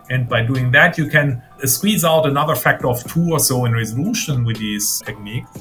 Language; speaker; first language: English; non-native, fluent; German